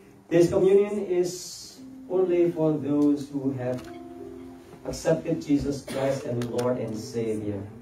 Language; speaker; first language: English; non-native, fluent; Indonesian